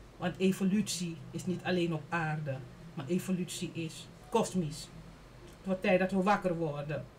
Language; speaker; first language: Dutch; native; Dutch